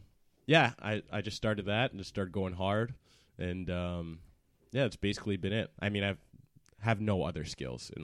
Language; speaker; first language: English; native; English